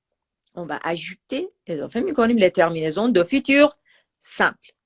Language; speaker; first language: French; non-native, fluent; Persian